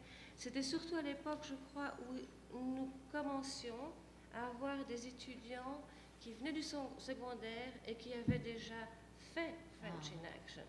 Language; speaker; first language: French; native; French